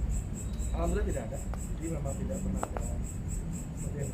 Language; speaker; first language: Indonesian; native; Indonesian